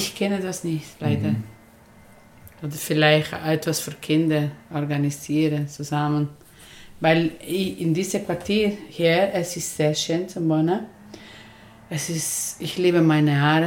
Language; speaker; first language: German; non-native, learner; Spanish